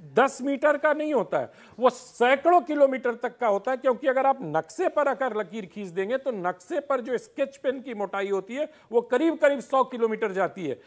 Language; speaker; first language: Hindi; native; Hindi